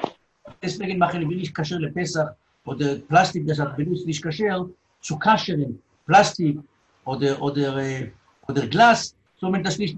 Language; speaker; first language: German; non-native, learner; Hebrew